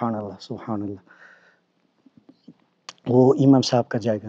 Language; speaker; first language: Hindi; non-native, learner; Bangla